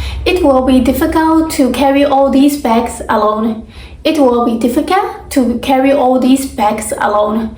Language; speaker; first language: English; non-native, fluent; Burmese